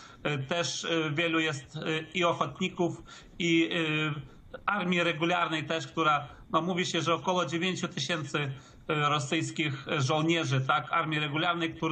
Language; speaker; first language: Polish; early bilingual, heritage; Polish